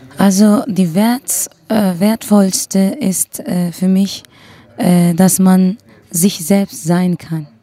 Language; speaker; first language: German; non-native, fluent; Kurdish